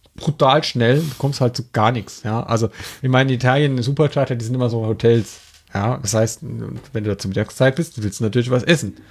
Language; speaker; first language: German; non-native, fluent; French